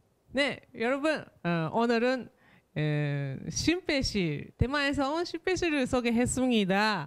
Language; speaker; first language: Korean; non-native, fluent; Japanese